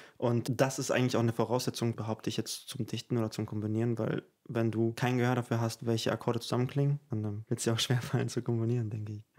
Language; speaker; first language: German; early bilingual, other home language; Ukrainian